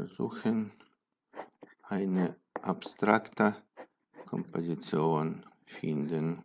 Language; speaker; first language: German; non-native, fluent; Russian